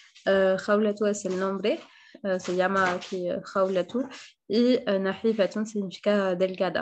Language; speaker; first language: Spanish; non-native, fluent; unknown